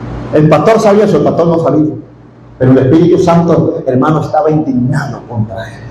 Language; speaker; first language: Spanish; native; Spanish